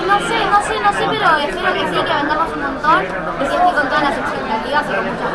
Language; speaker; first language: Spanish; native; Spanish